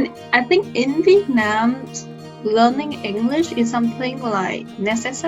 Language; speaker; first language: English; non-native, fluent; Vietnamese